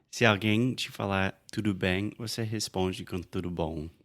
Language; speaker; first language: Portuguese; non-native, fluent; English